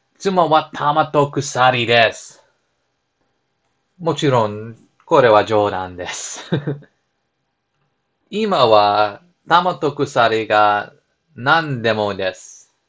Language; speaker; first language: Japanese; non-native, learner; English